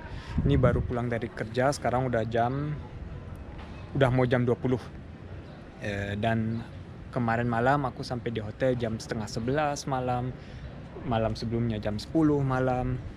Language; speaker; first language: Indonesian; early bilingual, heritage; German